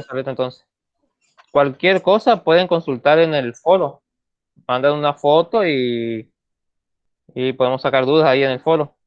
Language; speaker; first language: Spanish; native; Spanish